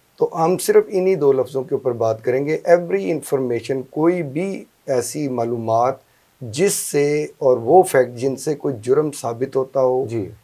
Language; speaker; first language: Urdu; non-native, local second language; Punjabi